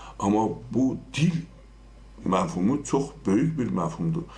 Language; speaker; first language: Azerbaijani; non-native, local second language; Talysh